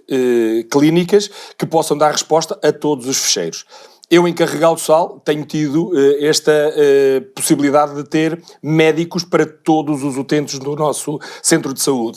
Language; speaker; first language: Portuguese; native; Portuguese